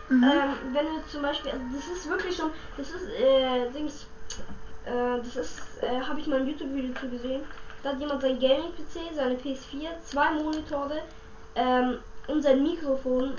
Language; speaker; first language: German; native; German